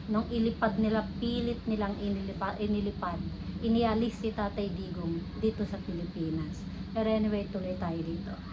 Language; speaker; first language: Filipino; native; Filipino